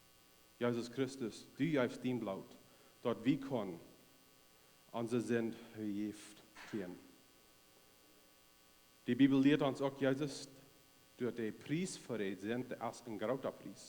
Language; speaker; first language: German; non-native, learner; Plautdietsch